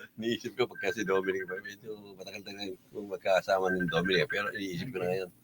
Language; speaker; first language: Filipino; non-native, local second language; Iloko